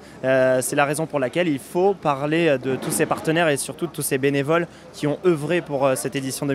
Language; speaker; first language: French; native; French